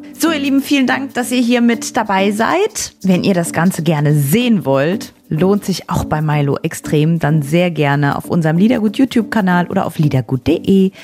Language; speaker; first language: German; native; German